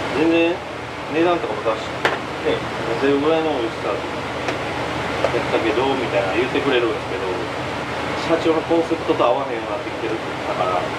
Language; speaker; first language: Japanese; native; Japanese